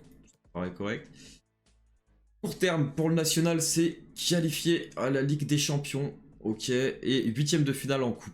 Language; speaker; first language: French; native; French